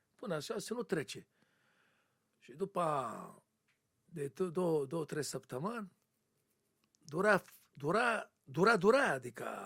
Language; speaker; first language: Romanian; non-native, learner; Hebrew